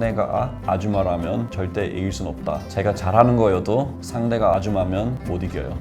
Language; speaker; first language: Korean; non-native, fluent; English